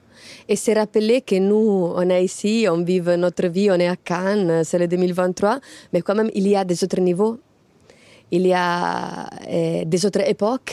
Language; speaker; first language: French; non-native, fluent; Italian